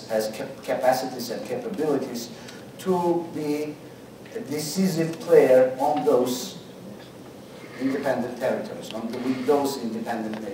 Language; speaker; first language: English; non-native, fluent; Georgian